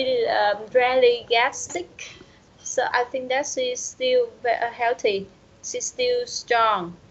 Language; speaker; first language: English; non-native, learner; Vietnamese